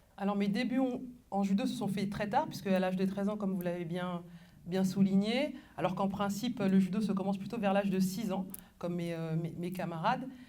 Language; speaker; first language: French; early bilingual, other home language; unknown